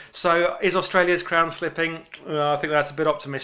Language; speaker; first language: English; native; English